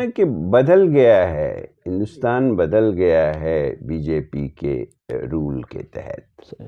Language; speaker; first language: Urdu; non-native, local second language; Kashmiri